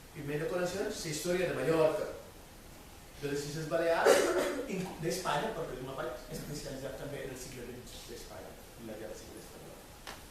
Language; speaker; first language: Catalan; non-native, fluent; Wolof